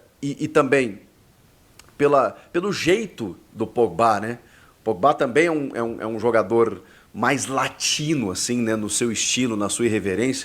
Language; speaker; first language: Portuguese; native; Portuguese